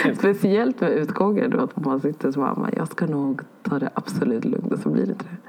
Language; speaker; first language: Swedish; early bilingual, other home language; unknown